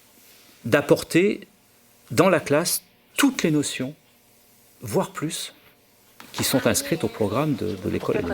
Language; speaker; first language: French; native; French